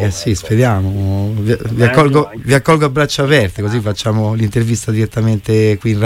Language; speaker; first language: Italian; native; Italian